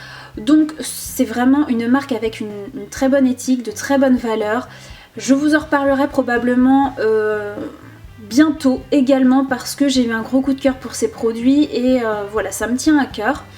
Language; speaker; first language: French; native; French